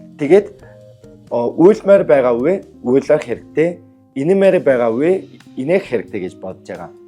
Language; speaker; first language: Mongolian; non-native, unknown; Korean